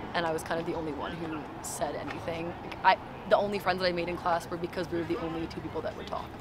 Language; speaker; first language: English; native; English